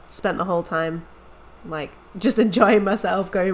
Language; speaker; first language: English; native; English